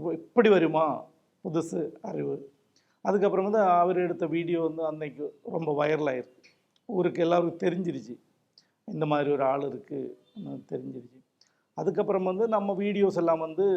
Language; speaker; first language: Tamil; non-native, local second language; Malayalam